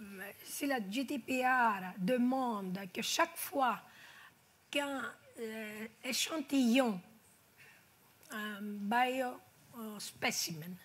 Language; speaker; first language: French; non-native, fluent; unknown